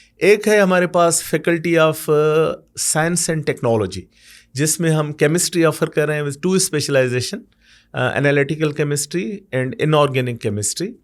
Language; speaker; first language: Urdu; non-native, local second language; Sindhi